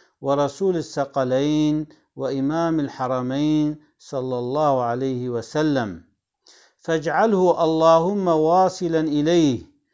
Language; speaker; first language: Arabic; non-native, fluent; Kurdish